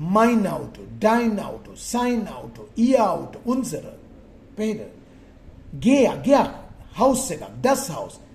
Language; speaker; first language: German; non-native, fluent; Sinhala